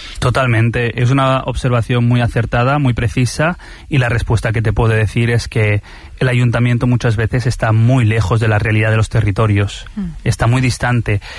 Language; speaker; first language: Spanish; early bilingual, other home language; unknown